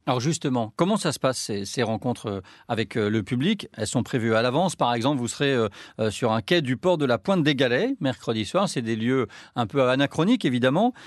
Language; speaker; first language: French; native; French